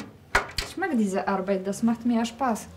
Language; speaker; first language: German; non-native, learner; Polish